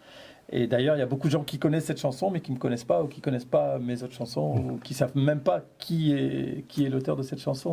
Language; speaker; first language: French; native; French